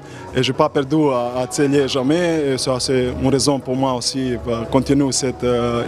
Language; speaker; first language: French; non-native, learner; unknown